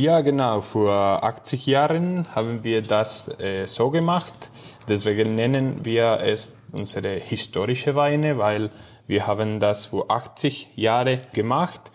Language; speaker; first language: German; non-native, fluent; Spanish